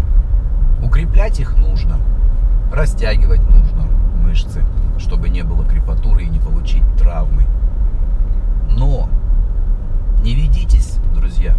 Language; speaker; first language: Russian; native; Russian